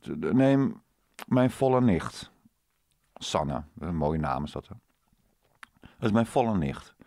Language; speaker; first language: Dutch; native; Dutch